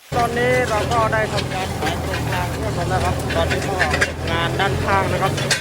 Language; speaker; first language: Thai; native; Thai